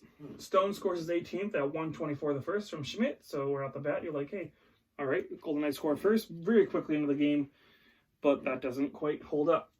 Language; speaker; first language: English; native; English